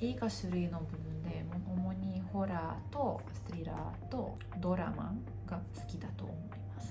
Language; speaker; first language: Japanese; non-native, fluent; Hungarian